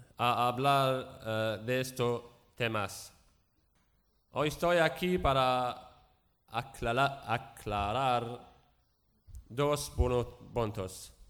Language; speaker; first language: Spanish; non-native, learner; Arabic